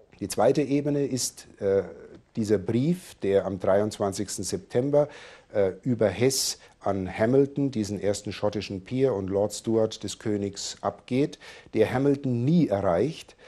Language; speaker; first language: German; native; German